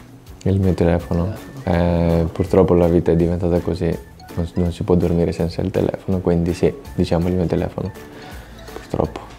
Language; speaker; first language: Italian; non-native, fluent; Greek